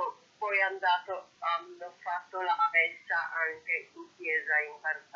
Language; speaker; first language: Italian; non-native, learner; Polish